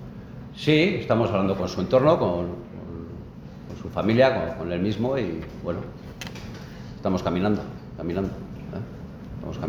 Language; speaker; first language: Spanish; native; Spanish